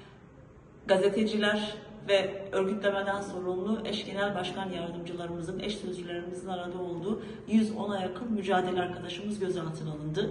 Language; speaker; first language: Turkish; native; Turkish